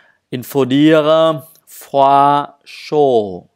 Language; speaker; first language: French; non-native, fluent; Vietnamese